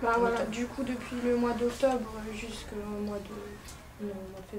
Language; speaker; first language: French; native; French